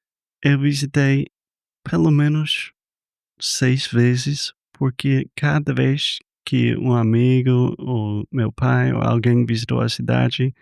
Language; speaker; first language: Portuguese; non-native, fluent; English